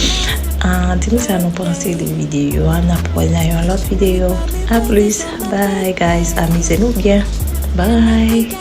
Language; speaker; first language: French; non-native, learner; Haitian Creole